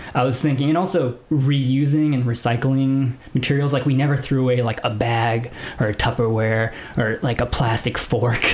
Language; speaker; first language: English; early bilingual, other home language; Filipino